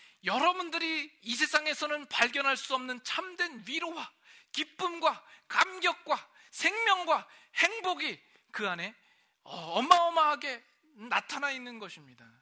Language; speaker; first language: Korean; native; Korean